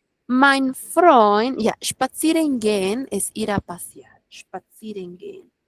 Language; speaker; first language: German; non-native, fluent; Spanish